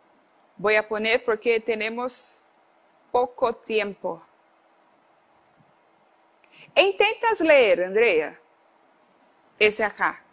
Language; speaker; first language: Spanish; non-native, fluent; Portuguese